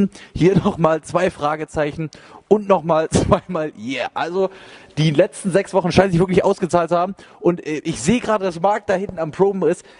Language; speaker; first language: German; native; German